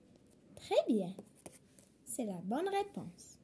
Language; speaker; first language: French; non-native, local second language; Arabic